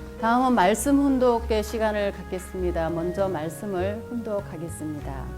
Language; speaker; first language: Korean; native; Korean